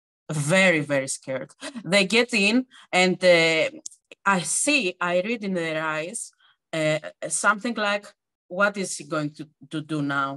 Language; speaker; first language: English; non-native, fluent; Greek